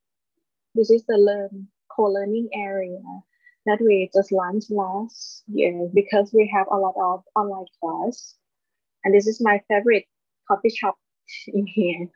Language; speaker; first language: English; non-native, learner; Thai